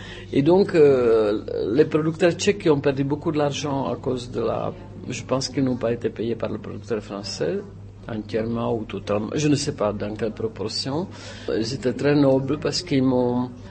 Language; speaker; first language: French; non-native, fluent; Czech